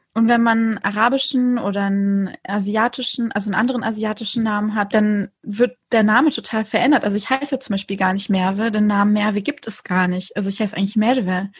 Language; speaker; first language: German; early bilingual, other home language; Turkish